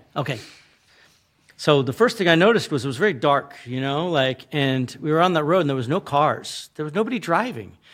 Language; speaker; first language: English; native; English